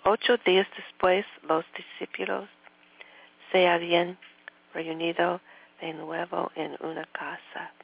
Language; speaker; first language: Spanish; non-native, learner; English